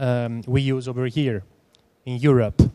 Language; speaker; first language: English; non-native, fluent; Italian